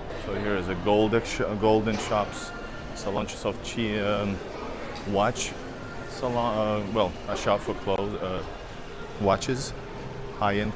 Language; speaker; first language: English; non-native, fluent; Russian